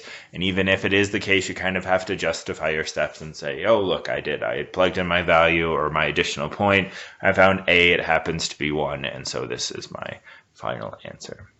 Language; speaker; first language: English; native; English